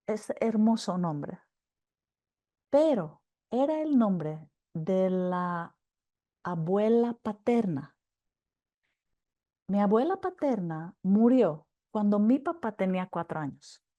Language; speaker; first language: Spanish; non-native, fluent; Greek